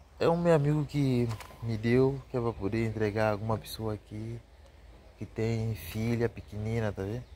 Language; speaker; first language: Portuguese; native; Portuguese